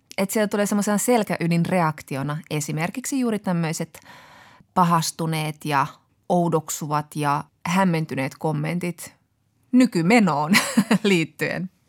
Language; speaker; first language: Finnish; native; Finnish